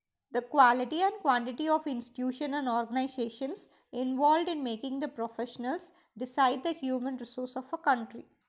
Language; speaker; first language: English; non-native, local second language; Tamil